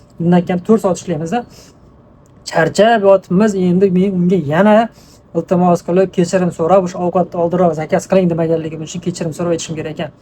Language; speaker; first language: Uzbek; native; Uzbek